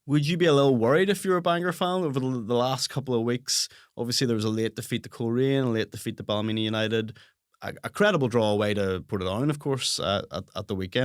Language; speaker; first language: English; native; English